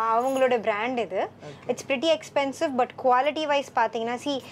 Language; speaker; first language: Tamil; non-native, local second language; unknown